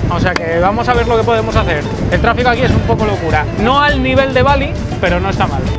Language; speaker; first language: Spanish; native; Spanish